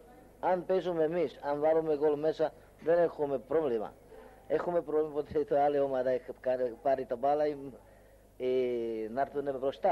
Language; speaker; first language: Greek; non-native, learner; Hungarian